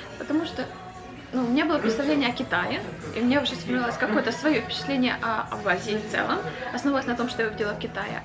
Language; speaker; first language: Russian; native; Russian